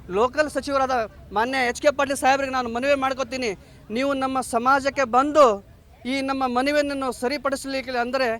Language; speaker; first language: Kannada; non-native, local second language; Lambadi